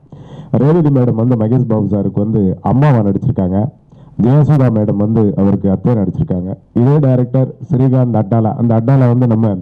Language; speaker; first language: Tamil; native; Tamil